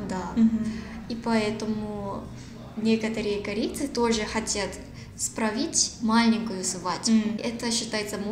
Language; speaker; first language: Russian; non-native, learner; Korean